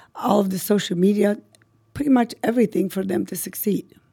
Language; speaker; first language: English; non-native, fluent; Macedonian